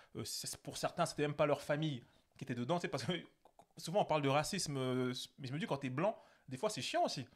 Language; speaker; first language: French; native; French